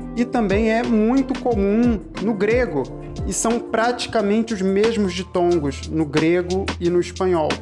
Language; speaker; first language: Portuguese; native; Portuguese